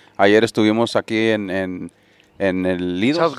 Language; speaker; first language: Spanish; native; Spanish